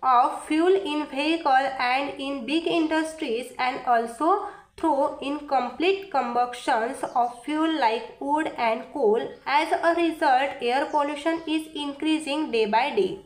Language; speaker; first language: English; non-native, local second language; Marathi